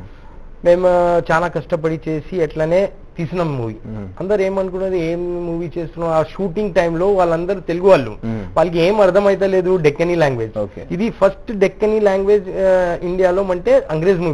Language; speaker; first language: Telugu; non-native, local second language; Urdu